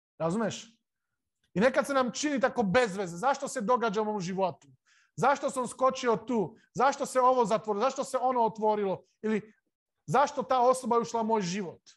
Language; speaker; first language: Serbian; non-native, local second language; Slovak